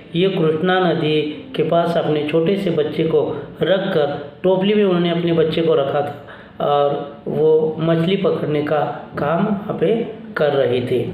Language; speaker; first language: Hindi; non-native, local second language; Marathi